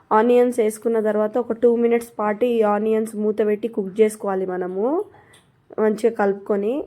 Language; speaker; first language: Telugu; non-native, local second language; Lambadi